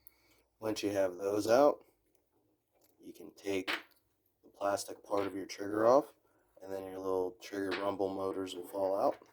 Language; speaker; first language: English; native; English